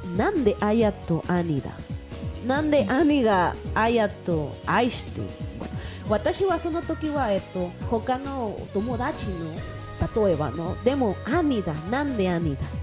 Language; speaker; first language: Japanese; non-native, learner; Spanish